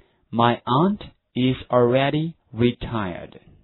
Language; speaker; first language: English; non-native, fluent; Chinese